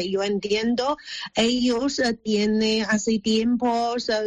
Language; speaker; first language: Spanish; non-native, learner; Chinese